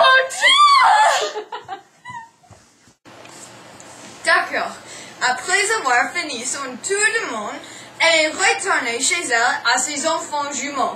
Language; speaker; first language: French; non-native, learner; English